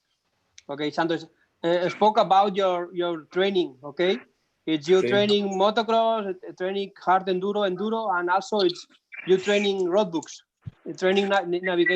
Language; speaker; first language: English; non-native, learner; Spanish